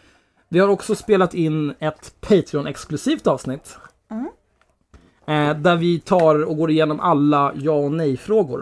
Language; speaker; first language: Swedish; native; Swedish